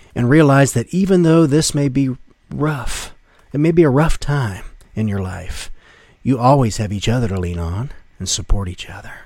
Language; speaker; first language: English; native; English